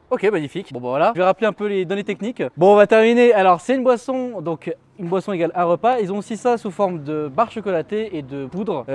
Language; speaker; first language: French; early bilingual, other home language; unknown